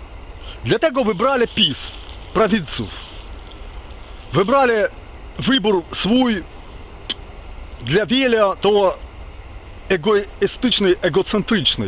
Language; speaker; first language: Polish; non-native, learner; Ukrainian